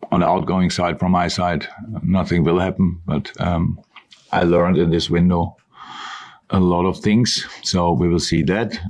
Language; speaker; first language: English; non-native, fluent; German